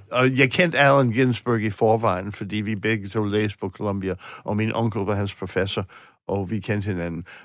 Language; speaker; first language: Danish; non-native, fluent; English